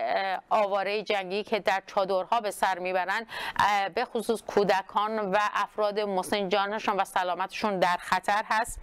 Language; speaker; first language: Persian; non-native, local second language; Kurdish